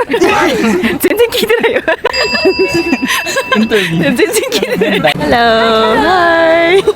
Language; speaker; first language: Japanese; native; Japanese